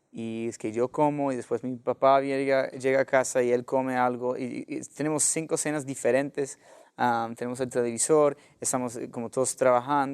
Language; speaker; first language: Spanish; non-native, fluent; English